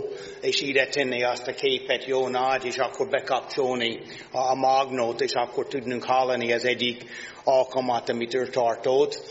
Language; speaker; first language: Hungarian; non-native, learner; English